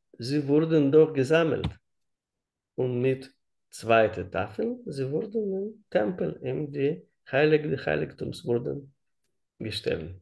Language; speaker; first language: German; non-native, learner; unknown